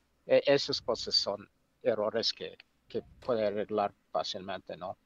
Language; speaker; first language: Spanish; non-native, fluent; English